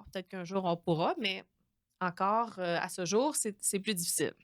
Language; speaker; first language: French; native; French